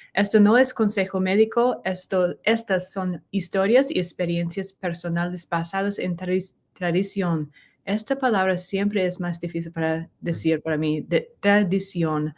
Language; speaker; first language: Spanish; non-native, learner; English